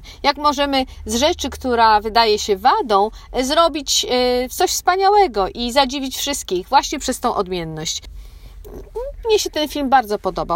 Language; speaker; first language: Polish; native; Polish